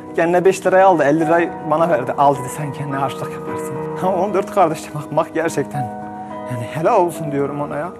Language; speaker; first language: Turkish; non-native, local second language; Kurdish